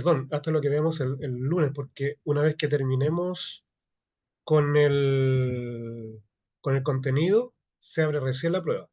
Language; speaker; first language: Spanish; native; Spanish